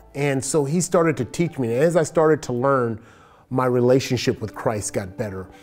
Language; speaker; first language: English; native; English